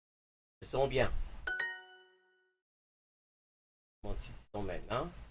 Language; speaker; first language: French; non-native, fluent; English